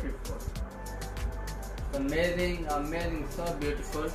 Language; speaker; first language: English; non-native, learner; Urdu